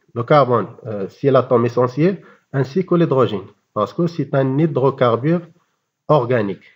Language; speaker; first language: French; non-native, local second language; Arabic